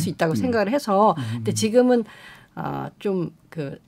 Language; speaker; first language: Korean; native; Korean